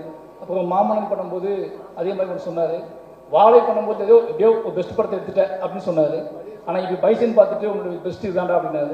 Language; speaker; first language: Tamil; native; Tamil